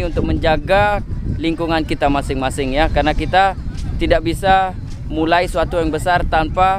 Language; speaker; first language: Indonesian; native; Indonesian